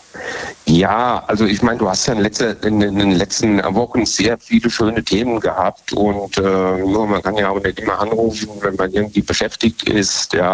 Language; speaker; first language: German; native; German